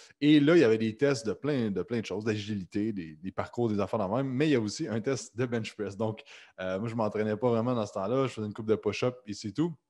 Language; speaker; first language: French; native; French